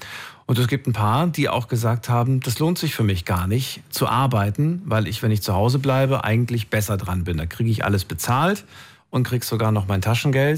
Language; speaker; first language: German; native; German